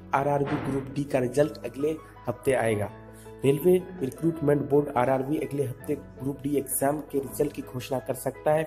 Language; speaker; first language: Hindi; native; Hindi